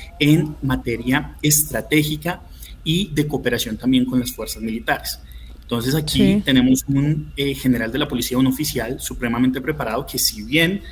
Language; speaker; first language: Spanish; native; Spanish